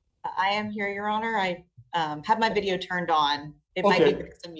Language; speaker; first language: English; native; English